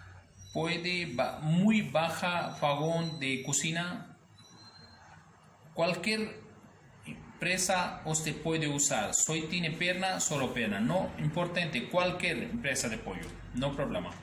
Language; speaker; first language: Spanish; non-native, learner; Urdu